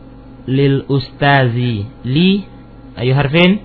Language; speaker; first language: Arabic; non-native, fluent; Indonesian